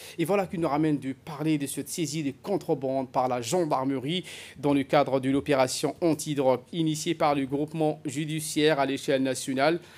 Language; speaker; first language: French; non-native, local second language; Somali